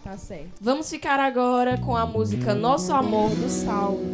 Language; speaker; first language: Portuguese; native; Portuguese